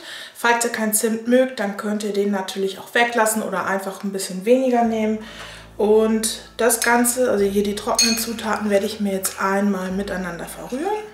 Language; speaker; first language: German; native; German